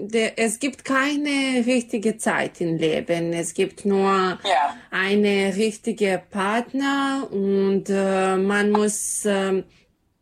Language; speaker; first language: German; non-native, learner; Serbian